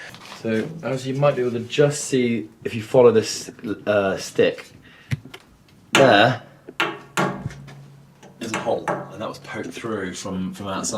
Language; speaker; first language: English; native; English